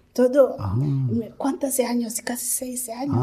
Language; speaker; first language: Spanish; non-native, learner; Kinyarwanda